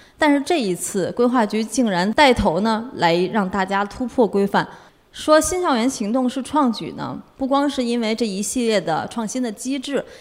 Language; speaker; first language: Chinese; native; Chinese